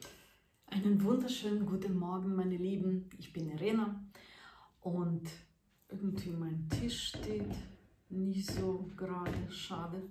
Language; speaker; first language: German; non-native, fluent; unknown